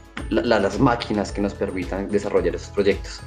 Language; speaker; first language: Spanish; native; Spanish